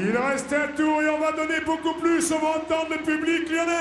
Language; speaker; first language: French; native; French